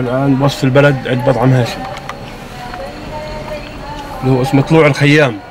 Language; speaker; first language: Arabic; native; Arabic